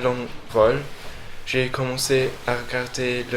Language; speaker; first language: French; non-native, fluent; English